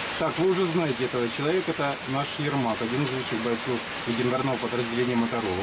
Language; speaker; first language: Russian; native; Russian